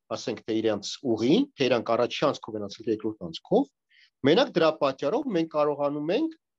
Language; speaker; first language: Armenian; native; Armenian